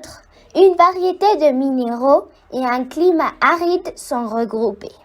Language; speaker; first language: French; non-native, fluent; Spanish